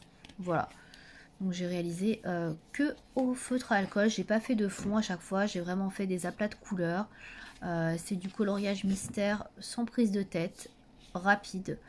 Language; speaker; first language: French; native; French